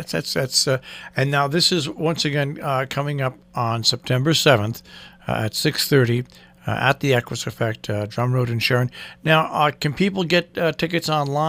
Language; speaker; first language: English; native; English